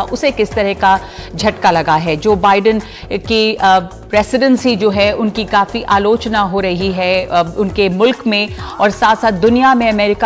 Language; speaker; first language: Hindi; native; Hindi